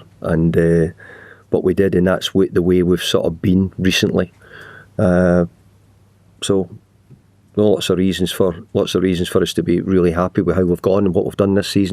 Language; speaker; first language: English; native; English